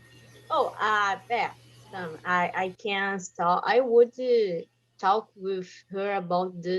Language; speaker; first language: English; non-native, learner; Portuguese